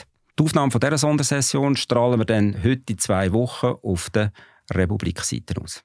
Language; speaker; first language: German; native; German